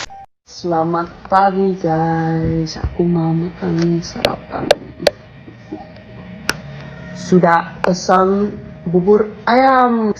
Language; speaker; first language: Indonesian; non-native, learner; Dutch